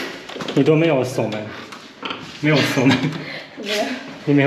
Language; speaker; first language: Chinese; non-native, fluent; Japanese